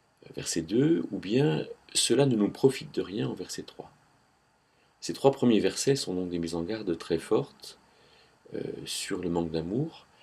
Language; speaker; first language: French; native; French